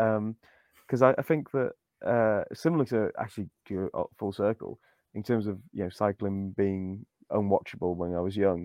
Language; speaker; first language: English; native; English